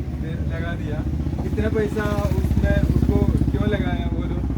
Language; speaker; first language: Hindi; non-native, local second language; Malayalam